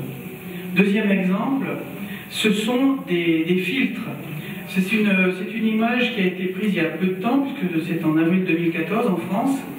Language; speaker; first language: French; native; French